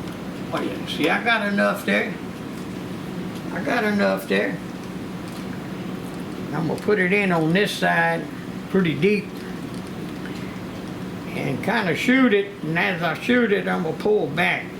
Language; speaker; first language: English; native; English